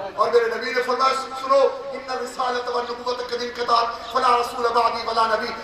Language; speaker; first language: Urdu; non-native, local second language; Saraiki